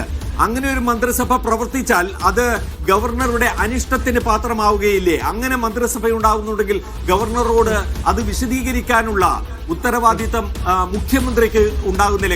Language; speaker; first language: Malayalam; native; Malayalam